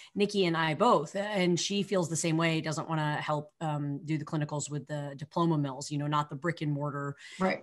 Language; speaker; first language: English; native; English